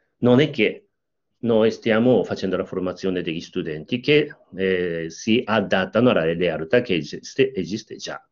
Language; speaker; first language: Italian; non-native, fluent; Japanese